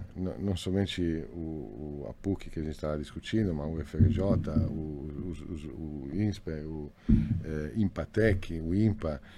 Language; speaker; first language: Portuguese; non-native, fluent; Italian